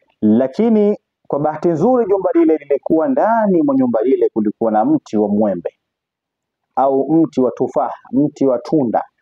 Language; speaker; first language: Swahili; native; Swahili